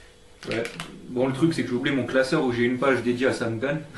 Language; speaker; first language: French; native; French